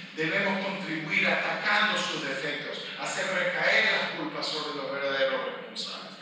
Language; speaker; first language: Spanish; early bilingual, heritage; Spanish